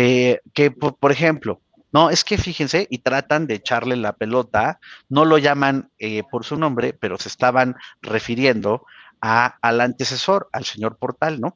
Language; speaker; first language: Spanish; native; Spanish